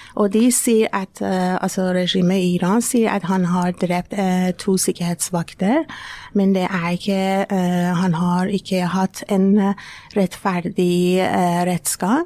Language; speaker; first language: Norwegian; non-native, fluent; Persian